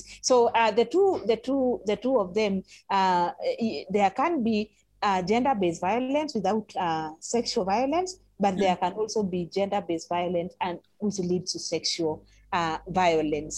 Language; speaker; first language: English; non-native, local second language; Masai